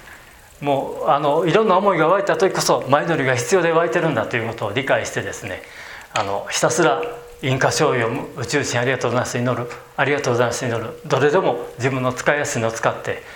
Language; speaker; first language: Japanese; native; Japanese